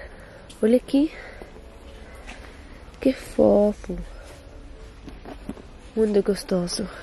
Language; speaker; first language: Portuguese; non-native, learner; Dutch